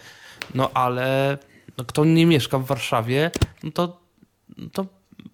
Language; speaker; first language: Polish; native; Polish